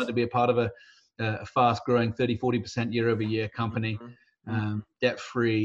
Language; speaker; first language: English; native; English